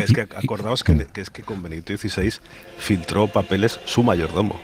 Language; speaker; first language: Spanish; native; Spanish